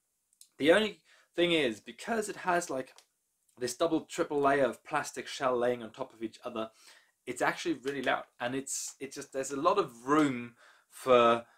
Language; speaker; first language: English; non-native, fluent; German